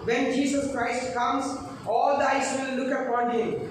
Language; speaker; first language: English; non-native, local second language; Telugu